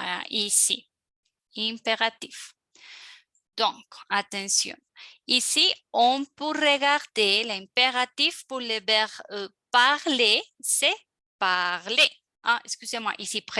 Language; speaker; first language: French; non-native, fluent; Spanish